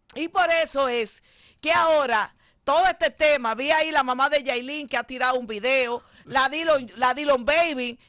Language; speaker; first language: Spanish; native; Spanish